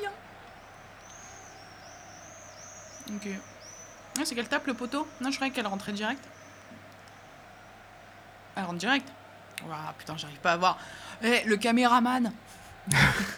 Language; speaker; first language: French; native; French